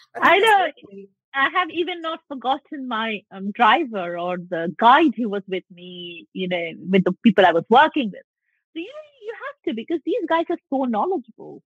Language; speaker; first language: English; non-native, local second language; Punjabi